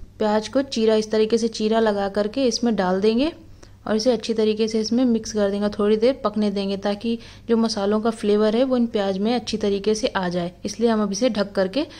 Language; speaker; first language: Hindi; native; Hindi